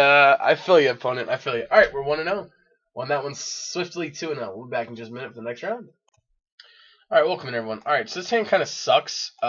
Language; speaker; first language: English; native; English